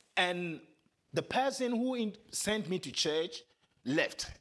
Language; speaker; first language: English; non-native, local second language; Akan